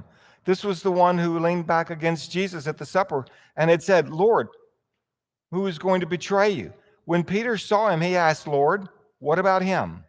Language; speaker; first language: English; native; English